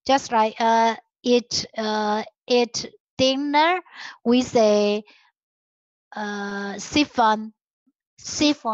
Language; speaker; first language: English; non-native, learner; Chinese